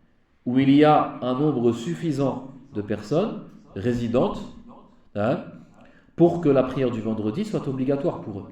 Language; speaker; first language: French; native; French